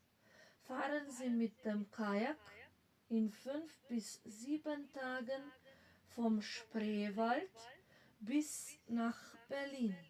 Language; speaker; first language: German; non-native, fluent; Macedonian